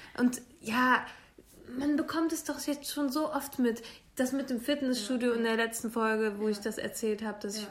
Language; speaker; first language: German; early bilingual, other home language; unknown